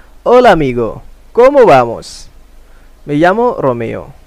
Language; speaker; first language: Spanish; non-native, fluent; Indonesian